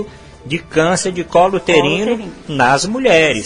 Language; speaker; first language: Portuguese; native; Portuguese